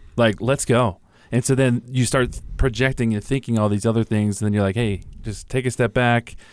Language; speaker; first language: English; native; English